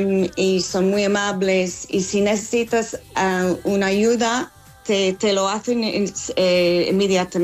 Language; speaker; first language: Spanish; non-native, fluent; English